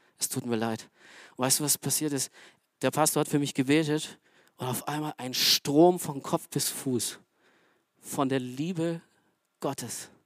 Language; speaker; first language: German; early bilingual, other home language; Romanian